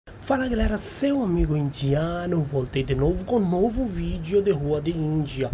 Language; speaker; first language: Portuguese; non-native, learner; Hindi